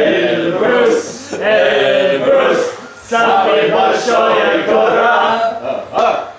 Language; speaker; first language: Russian; non-native, learner; English